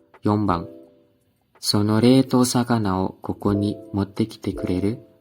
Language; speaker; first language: Japanese; non-native, learner; Indonesian